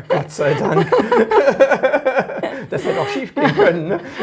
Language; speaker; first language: German; native; German